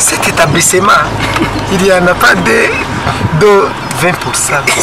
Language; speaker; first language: French; non-native, learner; Rundi